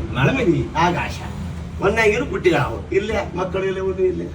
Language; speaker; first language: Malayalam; non-native, learner; Kannada